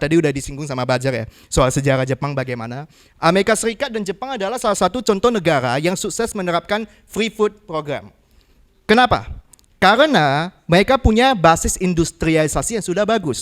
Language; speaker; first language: Indonesian; native; Indonesian